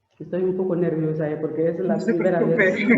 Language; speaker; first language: Spanish; non-native, learner; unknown